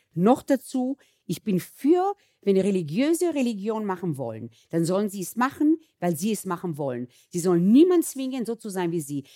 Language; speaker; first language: German; early bilingual, other home language; Hebrew